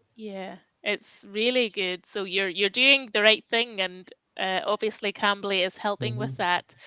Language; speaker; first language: English; native; English